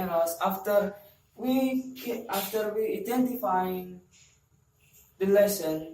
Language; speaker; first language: English; non-native, learner; Indonesian